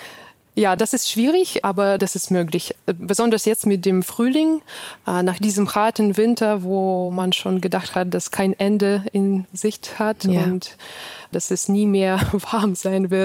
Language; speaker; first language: German; non-native, fluent; Ukrainian